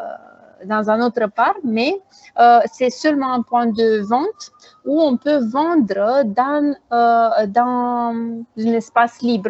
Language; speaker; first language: French; non-native, fluent; Romanian